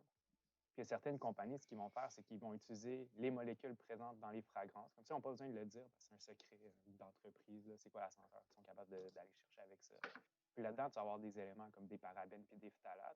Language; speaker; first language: French; native; French